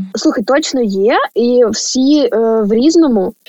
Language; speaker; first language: Ukrainian; native; Ukrainian